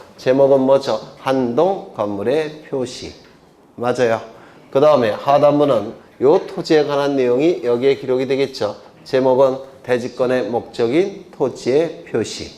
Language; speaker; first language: Korean; native; Korean